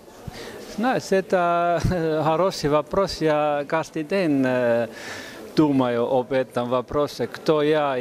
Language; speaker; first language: Russian; non-native, fluent; Estonian